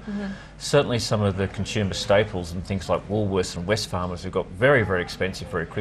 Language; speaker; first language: English; native; English